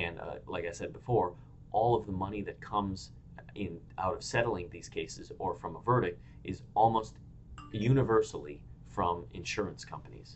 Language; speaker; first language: English; native; English